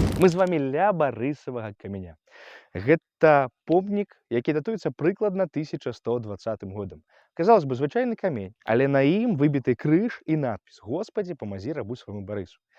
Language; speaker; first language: Belarusian; native; Belarusian